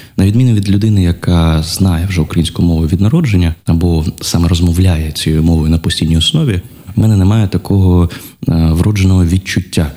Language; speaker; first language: Ukrainian; non-native, local second language; Russian